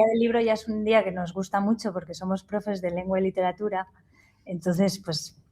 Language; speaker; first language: Spanish; native; Spanish